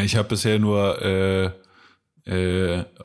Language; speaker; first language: German; native; German